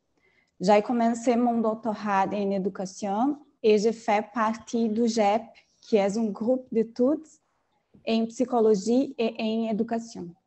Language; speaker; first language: French; non-native, fluent; Portuguese